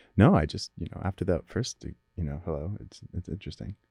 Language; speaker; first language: English; native; English